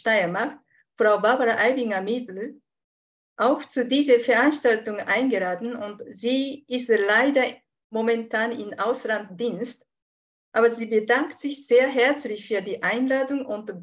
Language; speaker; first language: German; non-native, fluent; Japanese